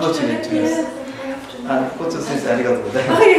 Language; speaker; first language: Japanese; native; Japanese